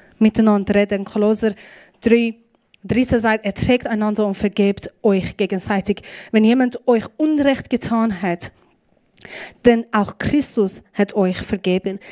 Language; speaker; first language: German; non-native, fluent; Persian